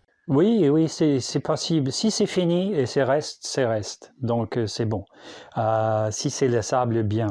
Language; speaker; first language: French; non-native, learner; English